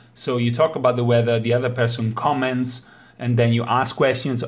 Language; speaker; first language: English; non-native, fluent; Italian